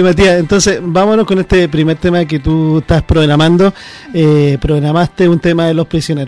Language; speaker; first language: Spanish; native; Spanish